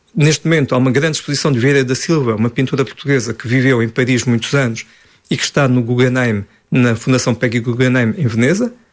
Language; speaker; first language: Portuguese; native; Portuguese